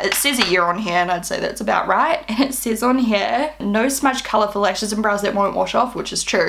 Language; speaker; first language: English; native; English